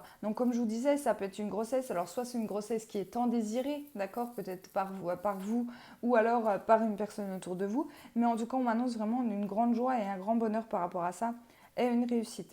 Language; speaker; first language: French; native; French